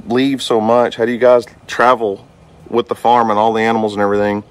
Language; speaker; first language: English; native; English